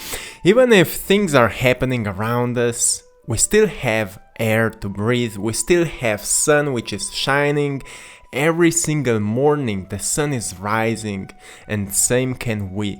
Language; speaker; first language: English; non-native, fluent; Slovenian